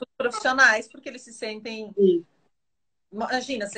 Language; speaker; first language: Portuguese; native; Portuguese